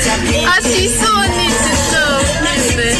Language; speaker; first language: Korean; non-native, fluent; Thai